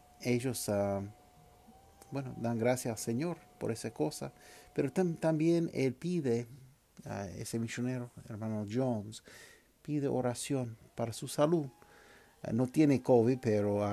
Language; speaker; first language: Spanish; non-native, fluent; English